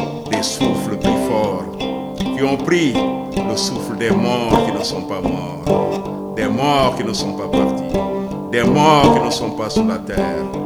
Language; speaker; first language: French; non-native, local second language; Wolof